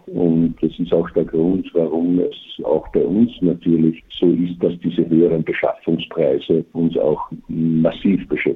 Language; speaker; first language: German; native; German